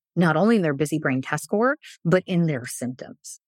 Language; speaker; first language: English; early bilingual, other home language; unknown